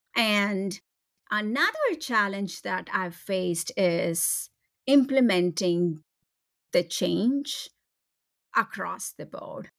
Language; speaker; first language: English; non-native, local second language; Tamil